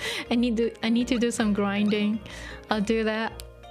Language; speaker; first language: English; non-native, fluent; Japanese